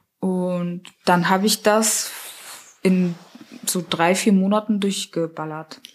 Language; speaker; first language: German; early bilingual, other home language; Russian